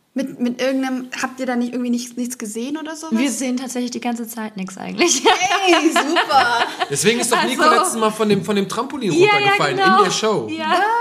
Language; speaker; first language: German; native; German